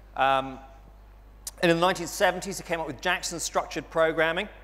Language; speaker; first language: English; early bilingual, other home language; Portuguese